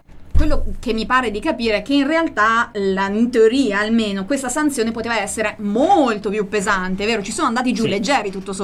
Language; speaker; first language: Italian; native; Italian